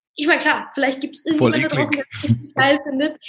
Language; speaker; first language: German; early bilingual, other home language; Russian